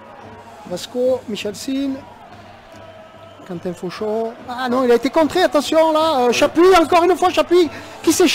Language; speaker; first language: French; native; French